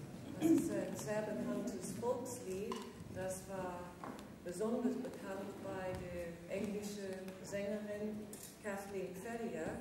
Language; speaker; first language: German; non-native, learner; English